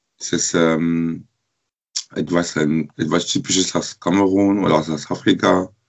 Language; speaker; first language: German; non-native, learner; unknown